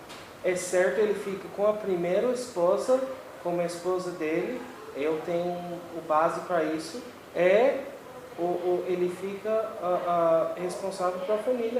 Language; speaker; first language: Portuguese; non-native, fluent; English